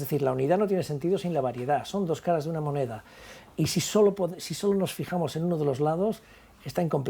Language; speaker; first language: Spanish; native; Spanish